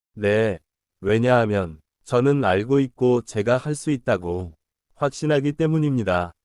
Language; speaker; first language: Korean; non-native, learner; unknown